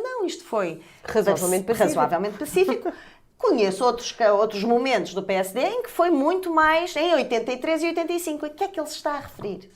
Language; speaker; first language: Portuguese; native; Portuguese